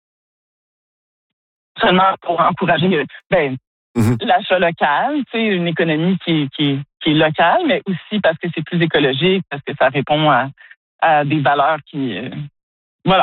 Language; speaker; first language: French; native; French